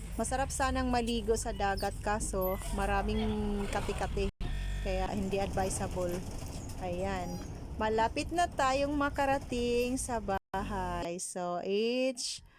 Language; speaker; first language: Filipino; non-native, local second language; Cebuano